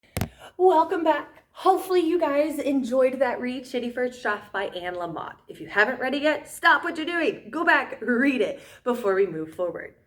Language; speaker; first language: English; native; English